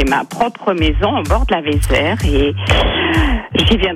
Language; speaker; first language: French; native; French